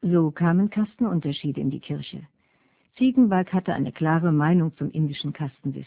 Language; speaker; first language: German; native; German